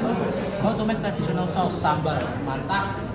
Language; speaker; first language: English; non-native, learner; Indonesian